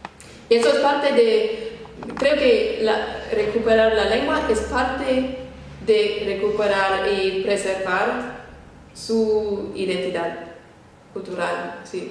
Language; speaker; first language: Spanish; non-native, fluent; English